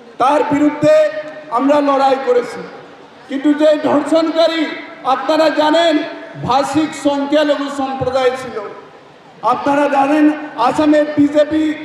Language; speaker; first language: Bangla; non-native, learner; Assamese